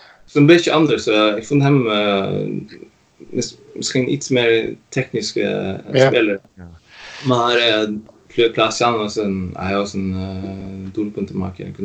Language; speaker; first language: Dutch; non-native, fluent; Norwegian